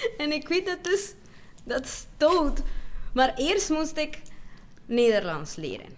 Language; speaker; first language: Dutch; non-native, fluent; Spanish